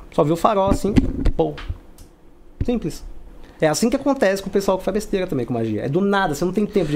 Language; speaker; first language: Portuguese; native; Portuguese